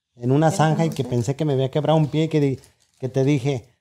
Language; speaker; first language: Spanish; native; Spanish